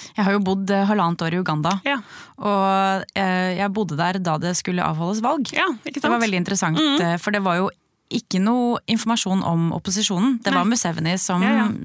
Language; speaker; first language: Norwegian; native; Norwegian